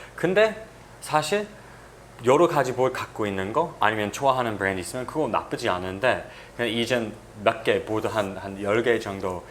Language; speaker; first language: Korean; non-native, fluent; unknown